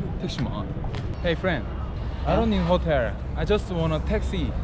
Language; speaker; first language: English; non-native, learner; Korean